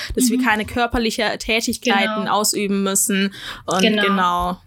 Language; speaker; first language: German; early bilingual, other home language; Ewe